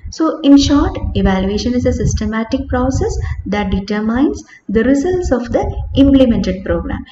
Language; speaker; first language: English; non-native, local second language; Malayalam